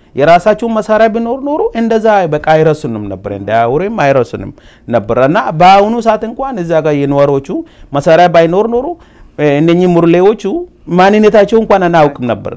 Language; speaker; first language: Amharic; non-native, local second language; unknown